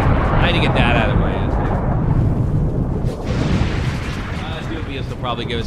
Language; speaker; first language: English; native; English